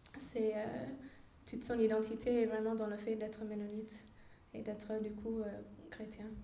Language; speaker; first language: French; non-native, fluent; English